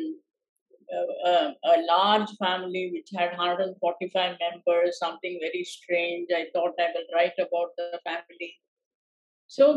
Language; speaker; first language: English; non-native, local second language; Tamil